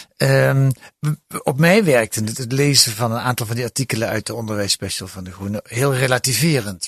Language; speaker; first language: Dutch; native; Dutch